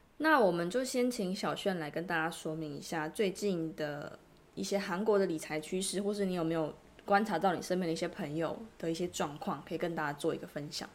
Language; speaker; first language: Chinese; native; Chinese